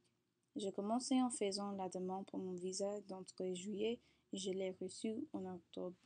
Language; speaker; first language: French; non-native, learner; English